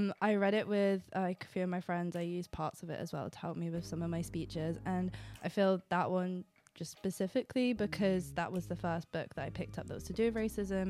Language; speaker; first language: English; native; English